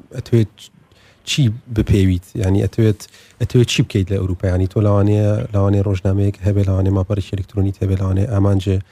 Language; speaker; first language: Central Kurdish; early bilingual, heritage; Central Kurdish